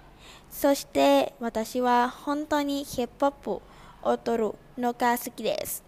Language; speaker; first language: Japanese; non-native, learner; Thai